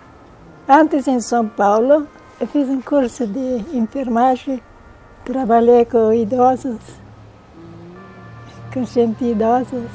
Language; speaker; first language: Portuguese; non-native, local second language; German